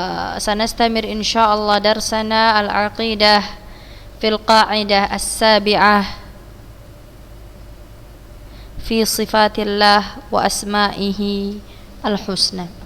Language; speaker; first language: Arabic; non-native, fluent; Indonesian